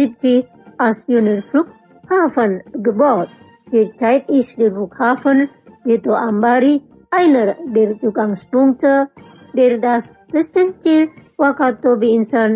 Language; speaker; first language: German; non-native, fluent; Indonesian